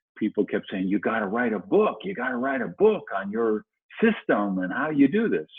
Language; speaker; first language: English; native; English